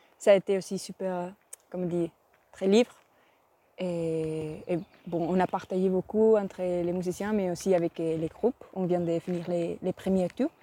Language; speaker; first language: French; non-native, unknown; Spanish